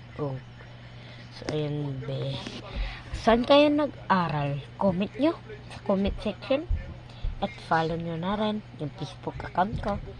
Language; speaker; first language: Filipino; non-native, local second language; Cebuano